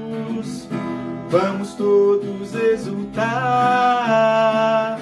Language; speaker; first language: Portuguese; native; Portuguese